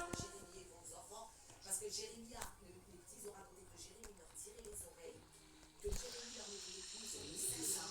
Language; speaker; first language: French; native; French